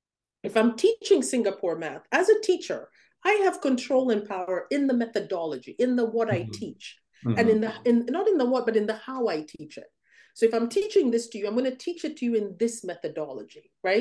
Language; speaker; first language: English; non-native, local second language; Ganda